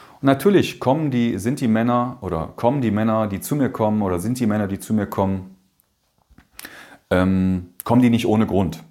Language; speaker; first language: German; native; German